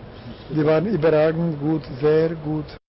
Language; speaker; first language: German; non-native, learner; Czech